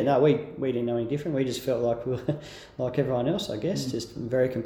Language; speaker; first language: English; native; English